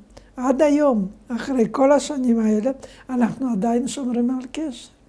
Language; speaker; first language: Hebrew; non-native, fluent; Polish